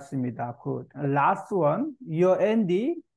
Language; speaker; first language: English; non-native, learner; Korean